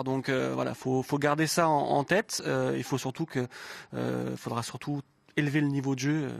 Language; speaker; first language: French; native; French